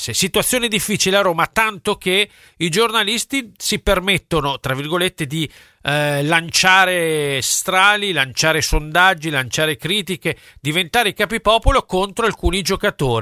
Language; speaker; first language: Italian; native; Italian